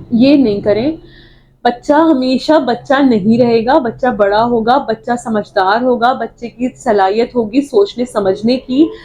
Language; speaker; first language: Urdu; native; Urdu